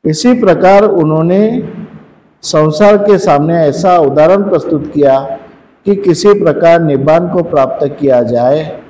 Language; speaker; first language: Hindi; non-native, local second language; Marathi